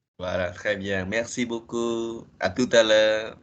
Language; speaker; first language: French; non-native, fluent; Khmer